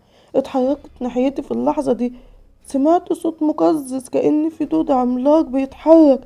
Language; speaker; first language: Arabic; native; Arabic